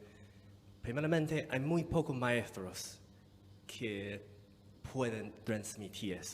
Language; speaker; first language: Spanish; non-native, fluent; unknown